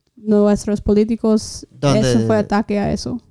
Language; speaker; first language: Spanish; non-native, fluent; English